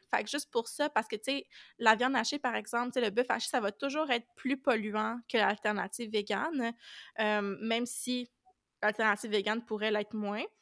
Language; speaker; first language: French; native; French